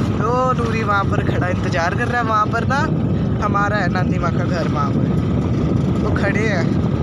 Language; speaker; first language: Hindi; non-native, local second language; Punjabi